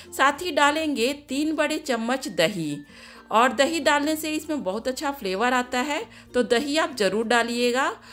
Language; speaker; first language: Hindi; native; Hindi